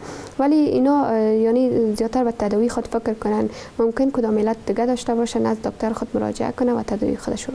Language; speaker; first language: Persian; native; Persian